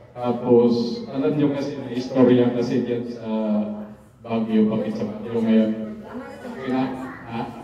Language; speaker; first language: Filipino; non-native, local second language; Cebuano